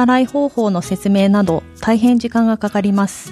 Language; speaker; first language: Japanese; native; Japanese